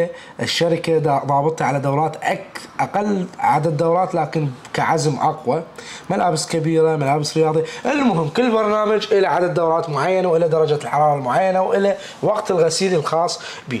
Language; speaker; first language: Arabic; native; Arabic